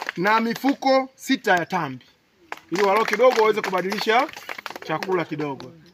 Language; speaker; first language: Swahili; native; Swahili